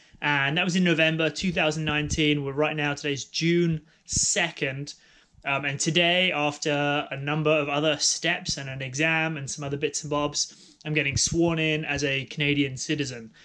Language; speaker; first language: English; native; English